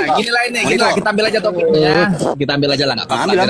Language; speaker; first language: Indonesian; native; Indonesian